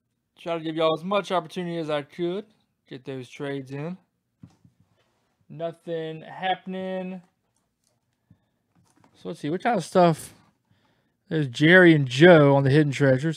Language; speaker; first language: English; native; English